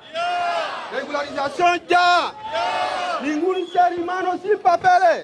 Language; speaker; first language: Spanish; non-native, learner; Arabic